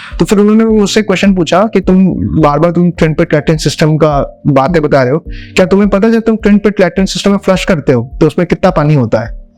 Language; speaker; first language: Hindi; native; Hindi